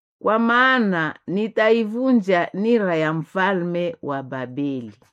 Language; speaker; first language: Swahili; non-native, local second language; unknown